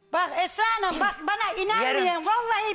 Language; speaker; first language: Turkish; native; Turkish